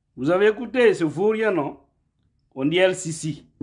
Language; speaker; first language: French; non-native, local second language; Fula